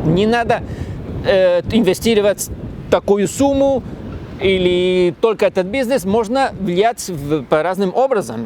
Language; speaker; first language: Russian; non-native, learner; Spanish